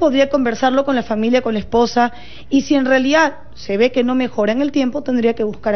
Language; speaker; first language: Spanish; native; Spanish